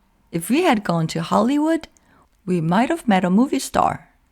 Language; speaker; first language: English; non-native, fluent; Korean